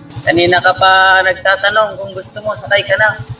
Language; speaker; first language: Filipino; native; Filipino